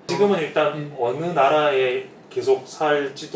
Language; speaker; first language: Korean; native; Korean